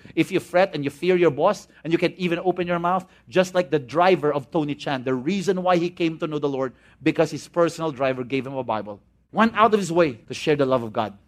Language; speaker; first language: English; non-native, local second language; Cebuano